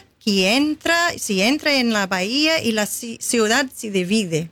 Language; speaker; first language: Spanish; non-native, fluent; English